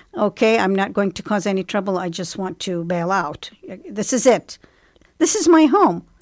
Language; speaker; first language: English; non-native, fluent; Arabic